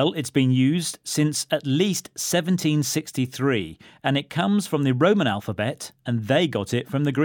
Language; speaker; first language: English; native; English